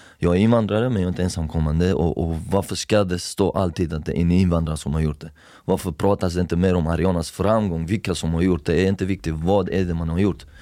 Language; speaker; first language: Swedish; non-native, fluent; Persian